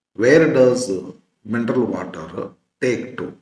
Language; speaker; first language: English; non-native, local second language; Kannada